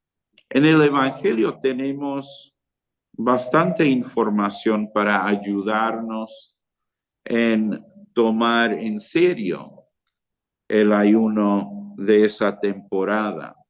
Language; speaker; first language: Spanish; non-native, fluent; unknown